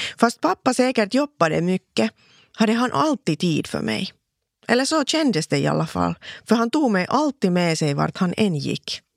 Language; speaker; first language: Swedish; non-native, local second language; Finnish